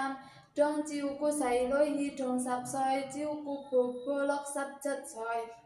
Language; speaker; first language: Cantonese; non-native, learner; Indonesian